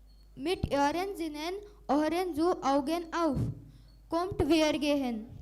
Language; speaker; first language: German; non-native, learner; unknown